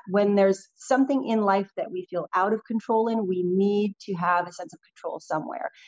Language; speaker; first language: English; native; English